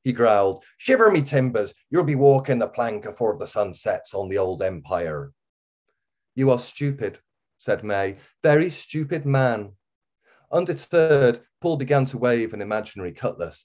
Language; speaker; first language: English; native; English